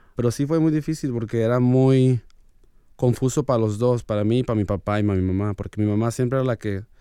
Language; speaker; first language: Spanish; early bilingual, heritage; Spanish